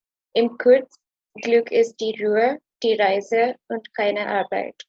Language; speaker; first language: German; non-native, learner; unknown